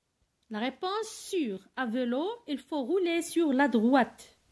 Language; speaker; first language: French; non-native, local second language; Arabic